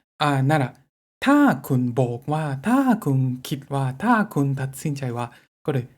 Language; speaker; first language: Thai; non-native, fluent; Japanese